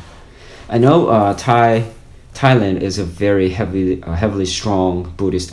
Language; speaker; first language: English; non-native, fluent; Korean